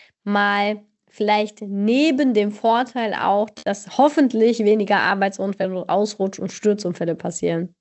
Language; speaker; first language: German; native; German